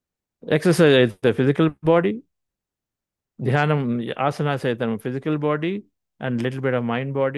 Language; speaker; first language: Telugu; native; Telugu